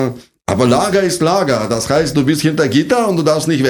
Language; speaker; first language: German; non-native, fluent; Russian